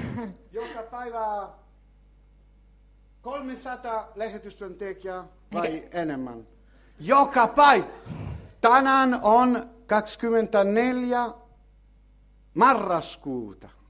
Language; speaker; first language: Finnish; non-native, learner; Italian